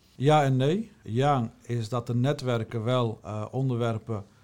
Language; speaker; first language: Dutch; native; Dutch